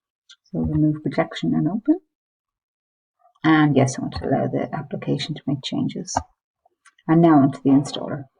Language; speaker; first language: English; native; English